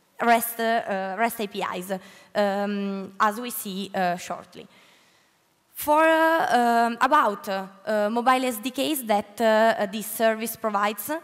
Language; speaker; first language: English; non-native, learner; Italian